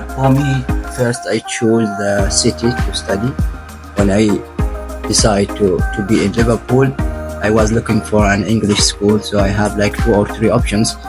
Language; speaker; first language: English; non-native, learner; Arabic